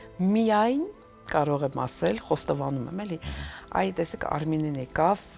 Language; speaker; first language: Armenian; native; Armenian